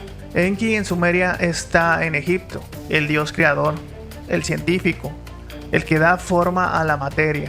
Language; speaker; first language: Spanish; native; Spanish